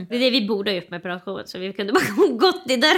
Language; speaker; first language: Swedish; native; Swedish